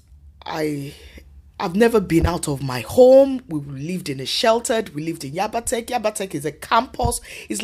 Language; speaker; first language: English; non-native, local second language; Yoruba